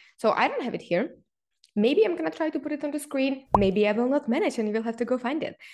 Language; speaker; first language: English; non-native, fluent; Czech